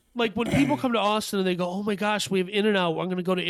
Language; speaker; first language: English; native; English